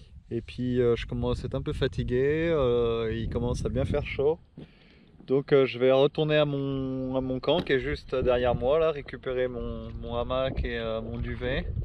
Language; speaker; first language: French; native; French